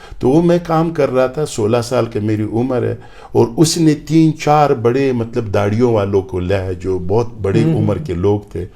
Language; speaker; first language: Urdu; non-native, local second language; Pashto